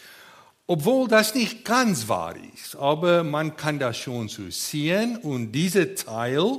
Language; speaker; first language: German; non-native, learner; Afrikaans